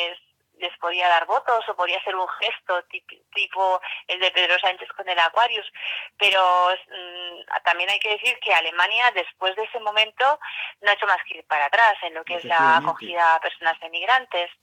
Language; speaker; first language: Spanish; native; Spanish